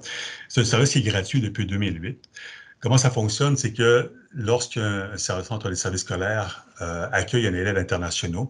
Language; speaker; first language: French; native; French